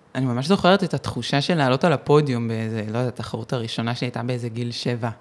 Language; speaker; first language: Hebrew; native; Hebrew